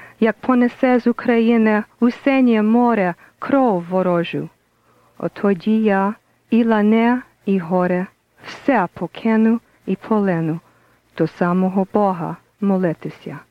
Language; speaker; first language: Ukrainian; early bilingual, heritage; English